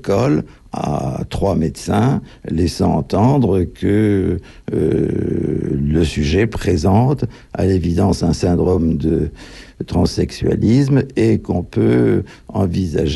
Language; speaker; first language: French; native; French